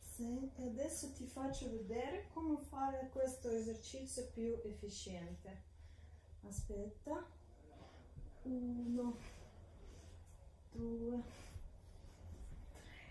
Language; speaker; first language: Italian; non-native, learner; Russian